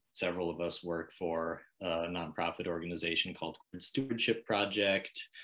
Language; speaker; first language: English; native; English